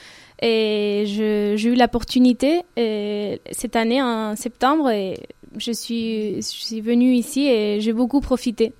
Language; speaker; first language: French; non-native, fluent; Spanish